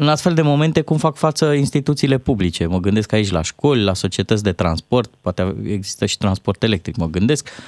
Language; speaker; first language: Romanian; native; Romanian